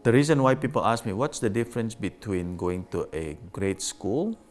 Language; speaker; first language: English; non-native, fluent; Indonesian